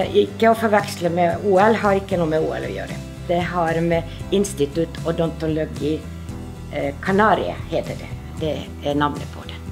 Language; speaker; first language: Norwegian; non-native, fluent; Finnish